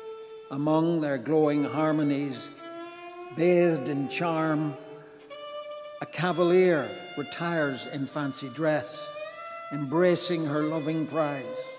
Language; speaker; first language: English; native; English